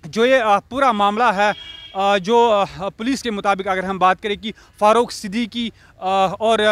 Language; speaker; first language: Hindi; non-native, local second language; Kashmiri